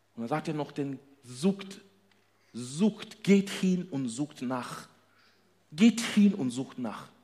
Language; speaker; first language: German; non-native, fluent; Swahili